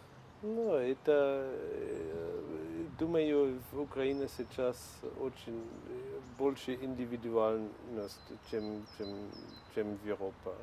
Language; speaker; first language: Russian; non-native, learner; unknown